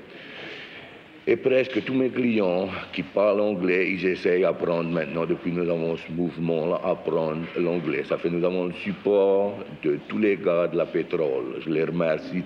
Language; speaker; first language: French; native; French